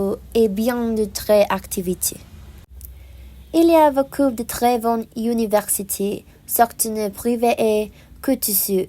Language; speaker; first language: French; non-native, learner; Spanish